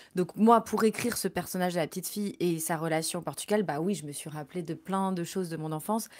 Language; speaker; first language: French; native; French